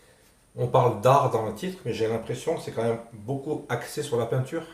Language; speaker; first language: French; native; French